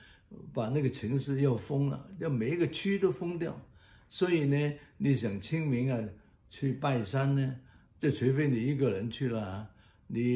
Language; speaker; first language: Chinese; non-native, local second language; Cantonese